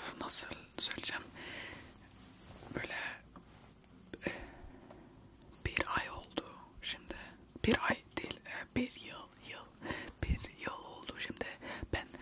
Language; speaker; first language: Turkish; early bilingual, heritage; Turkish